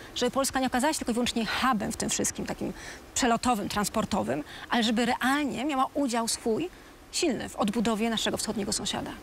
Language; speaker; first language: Polish; native; Polish